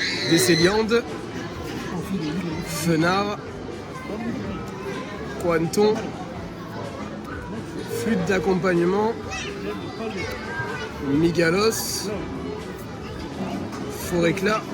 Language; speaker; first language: French; native; French